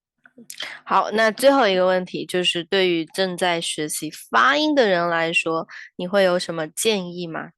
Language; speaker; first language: Chinese; native; Chinese